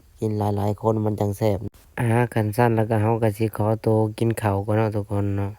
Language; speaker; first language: Thai; non-native, local second language; Lao